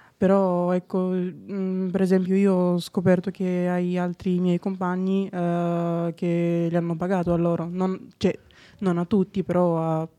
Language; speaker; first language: Italian; non-native, fluent; Bulgarian